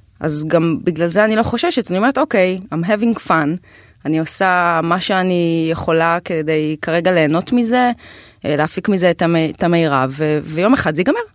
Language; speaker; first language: Hebrew; native; Hebrew